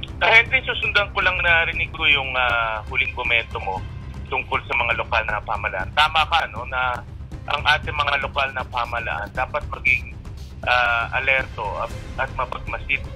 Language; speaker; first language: Filipino; native; Filipino